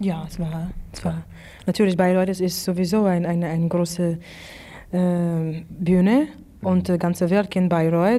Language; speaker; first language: German; non-native, fluent; English